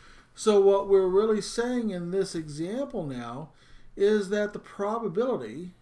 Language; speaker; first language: English; native; English